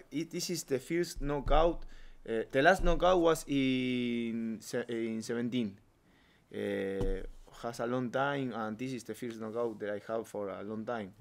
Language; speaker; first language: English; non-native, learner; Spanish